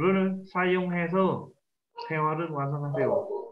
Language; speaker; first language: Korean; non-native, fluent; Vietnamese